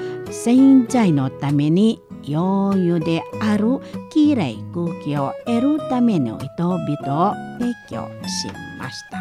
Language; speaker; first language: Japanese; non-native, fluent; Indonesian